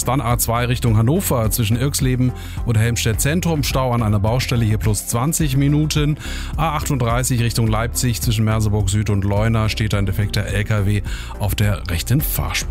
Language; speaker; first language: German; native; German